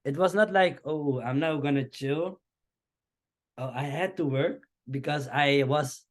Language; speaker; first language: English; non-native, fluent; Dutch